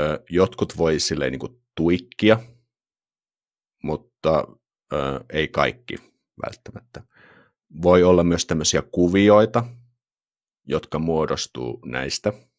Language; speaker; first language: Finnish; native; Finnish